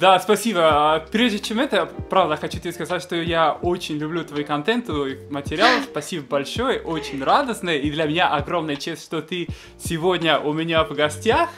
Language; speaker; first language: Russian; non-native, fluent; Spanish